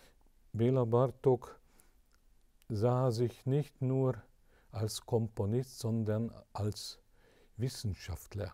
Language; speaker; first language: German; non-native, fluent; Hungarian